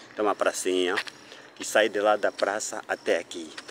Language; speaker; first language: Portuguese; native; Portuguese